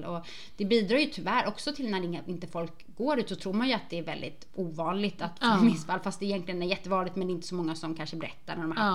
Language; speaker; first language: Swedish; native; Swedish